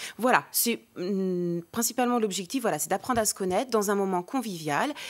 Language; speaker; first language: French; native; French